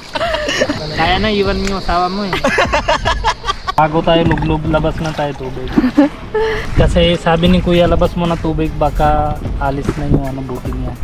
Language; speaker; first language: Filipino; non-native, learner; Punjabi